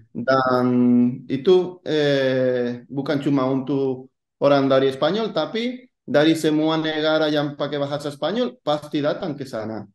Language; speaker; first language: Indonesian; non-native, fluent; Spanish